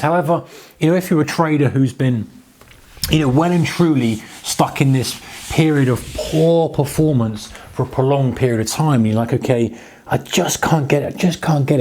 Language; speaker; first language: English; native; English